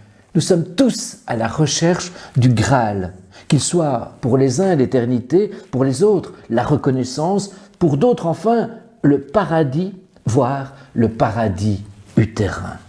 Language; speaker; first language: French; native; French